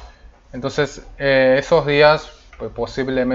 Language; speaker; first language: Spanish; non-native, fluent; Korean